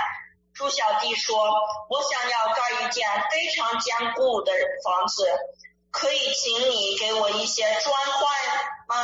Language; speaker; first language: Chinese; early bilingual, heritage; Chinese